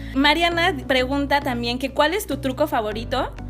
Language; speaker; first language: Spanish; native; Spanish